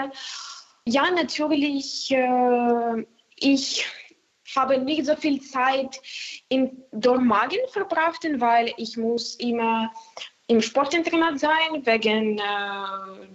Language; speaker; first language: German; non-native, learner; Ukrainian